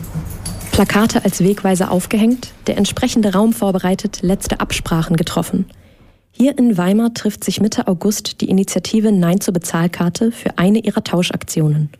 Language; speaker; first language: German; native; German